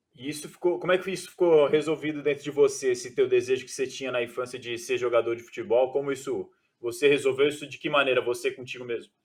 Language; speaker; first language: Portuguese; native; Portuguese